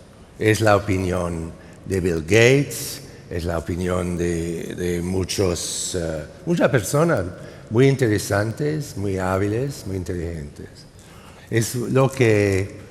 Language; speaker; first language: Spanish; non-native, fluent; English